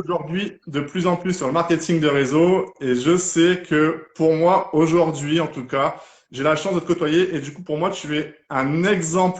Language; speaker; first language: French; native; French